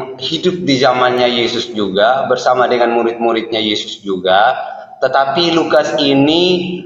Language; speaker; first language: Indonesian; native; Indonesian